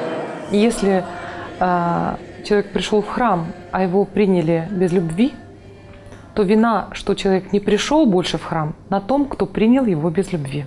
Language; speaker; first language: Russian; native; Russian